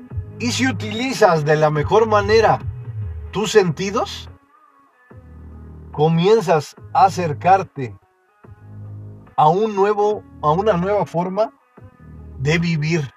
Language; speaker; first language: Spanish; native; Spanish